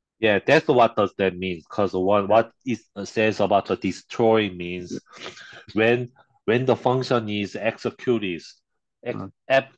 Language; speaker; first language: English; non-native, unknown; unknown